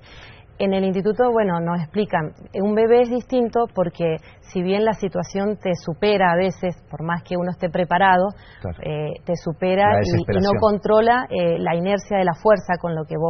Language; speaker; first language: Spanish; native; Spanish